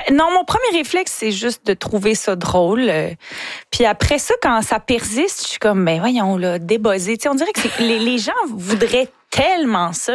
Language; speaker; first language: French; native; French